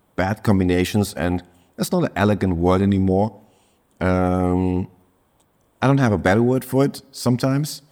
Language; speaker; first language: English; non-native, fluent; German